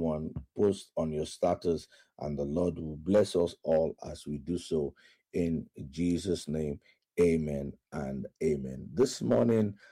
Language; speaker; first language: English; non-native, local second language; Yoruba